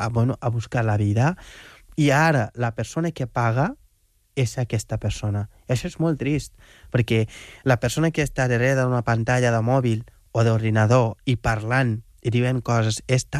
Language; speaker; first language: Catalan; non-native, fluent; Wolof